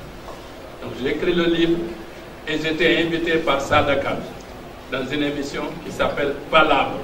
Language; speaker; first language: French; non-native, local second language; Fula